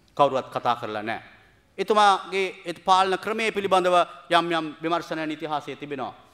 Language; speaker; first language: Sinhala; non-native, local second language; Tamil